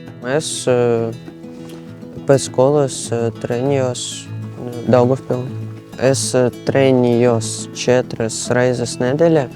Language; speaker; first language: Latvian; non-native, local second language; Russian